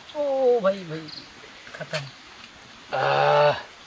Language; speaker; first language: Hindi; non-native, local second language; Odia